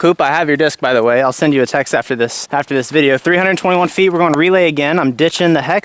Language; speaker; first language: English; native; English